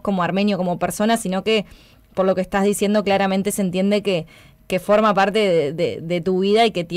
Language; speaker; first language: Spanish; native; Spanish